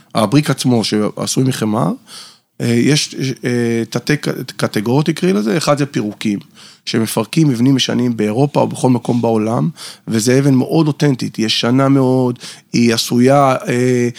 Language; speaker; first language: Hebrew; native; Hebrew